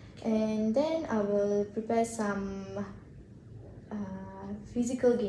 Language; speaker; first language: English; non-native, learner; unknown